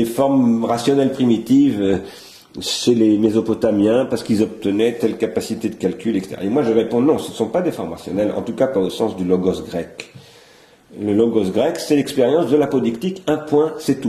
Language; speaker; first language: French; native; French